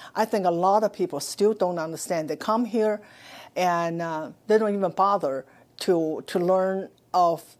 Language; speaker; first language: English; non-native, fluent; Chinese